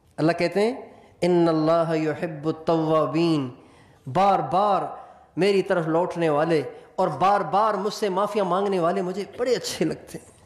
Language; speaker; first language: Urdu; non-native, local second language; Sindhi